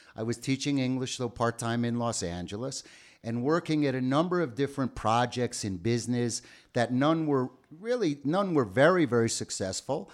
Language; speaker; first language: English; native; English